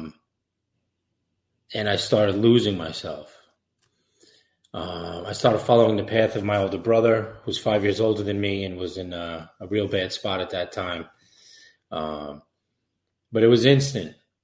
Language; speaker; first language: English; native; English